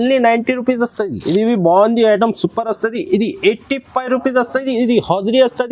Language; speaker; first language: Telugu; non-native, local second language; Urdu